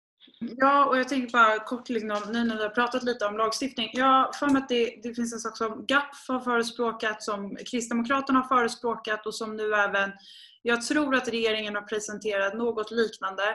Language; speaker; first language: Swedish; native; Swedish